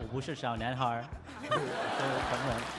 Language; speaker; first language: Chinese; non-native, learner; English